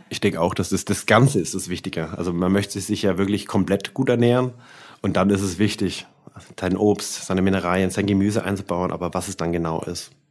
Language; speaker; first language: German; native; German